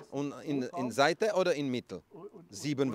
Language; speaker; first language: German; non-native, learner; Czech